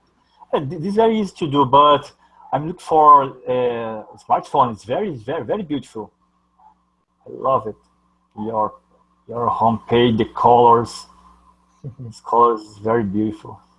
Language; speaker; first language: English; non-native, learner; Portuguese